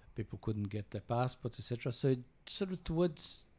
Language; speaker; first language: English; early bilingual, other home language; Croatian